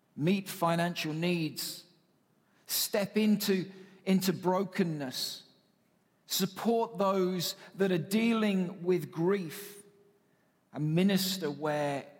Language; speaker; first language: English; native; English